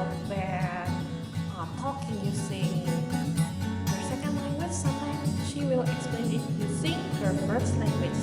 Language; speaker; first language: English; non-native, learner; Indonesian